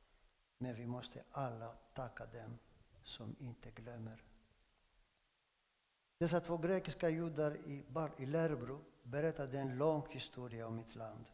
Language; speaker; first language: Swedish; non-native, fluent; Greek